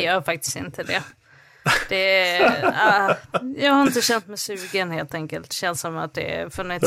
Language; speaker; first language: Swedish; native; Swedish